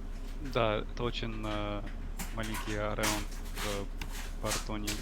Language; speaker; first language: Russian; non-native, learner; English